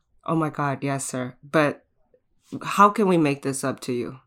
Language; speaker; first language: English; early bilingual, other home language; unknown